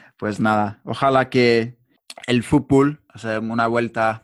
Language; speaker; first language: Spanish; non-native, learner; English